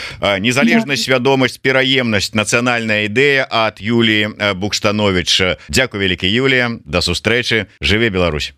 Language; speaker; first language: Belarusian; native; Belarusian